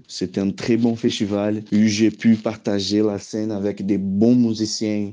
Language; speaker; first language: French; non-native, fluent; Portuguese